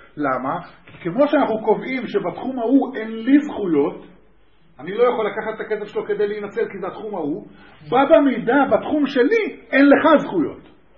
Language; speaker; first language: Hebrew; native; Hebrew